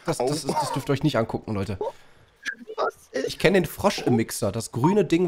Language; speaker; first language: German; native; German